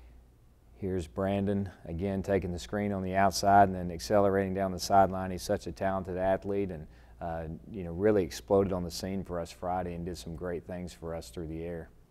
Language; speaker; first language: English; native; English